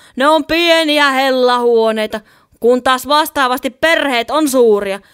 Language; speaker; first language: Finnish; native; Finnish